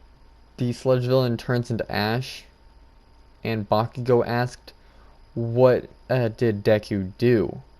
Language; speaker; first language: English; native; English